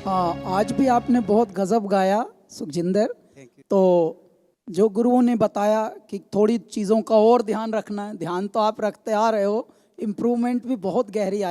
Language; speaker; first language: Hindi; native; Hindi